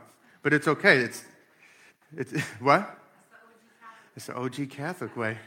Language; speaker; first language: English; native; English